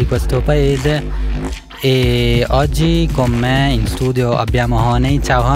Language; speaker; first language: Italian; early bilingual, other home language; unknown